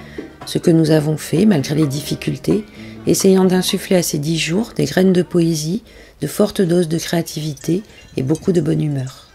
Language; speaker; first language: French; native; French